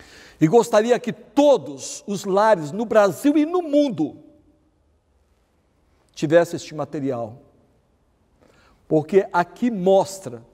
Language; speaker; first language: Portuguese; native; Portuguese